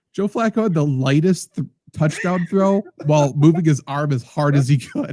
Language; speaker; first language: English; native; English